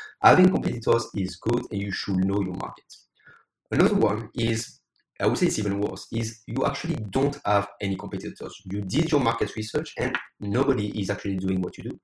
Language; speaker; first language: English; non-native, fluent; French